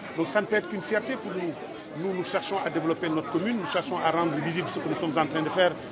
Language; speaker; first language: French; non-native, local second language; Wolof